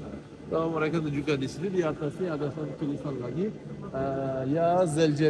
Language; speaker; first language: Indonesian; non-native, fluent; Turkish